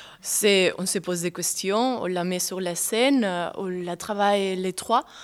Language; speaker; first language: French; non-native, fluent; Spanish